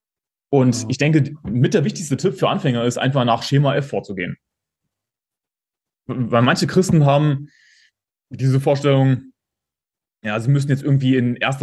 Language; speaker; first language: German; native; German